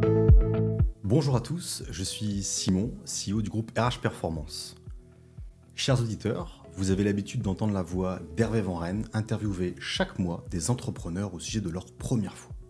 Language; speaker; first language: French; native; French